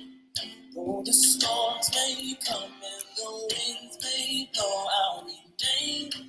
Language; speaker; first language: English; native; English